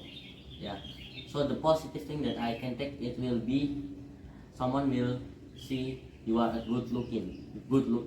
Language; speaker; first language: English; non-native, learner; Indonesian